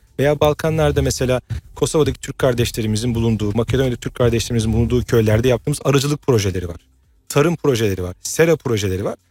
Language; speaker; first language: Turkish; native; Turkish